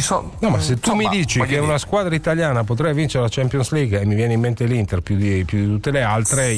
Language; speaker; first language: Italian; native; Italian